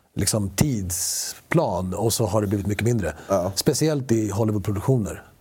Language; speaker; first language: Swedish; early bilingual, other home language; Spanish